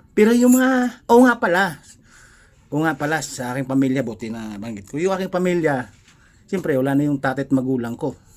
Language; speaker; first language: Filipino; non-native, local second language; Cebuano